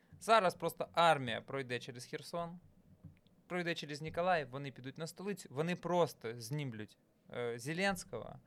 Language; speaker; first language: Ukrainian; non-native, local second language; Russian